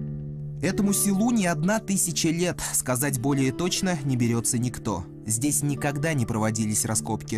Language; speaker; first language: Russian; native; Russian